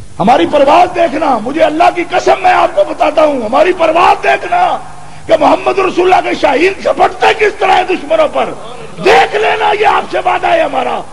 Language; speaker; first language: Urdu; non-native, local second language; Punjabi